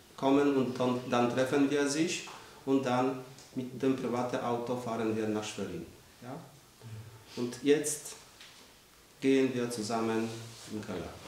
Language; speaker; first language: German; non-native, learner; Polish